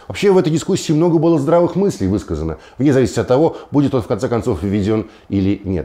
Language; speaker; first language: Russian; native; Russian